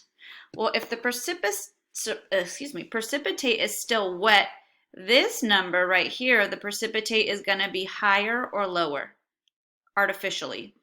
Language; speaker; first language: English; native; English